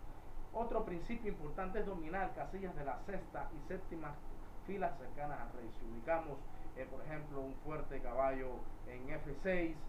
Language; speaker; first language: Spanish; native; Spanish